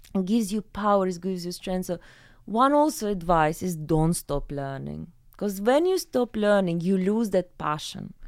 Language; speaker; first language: English; non-native, fluent; Ukrainian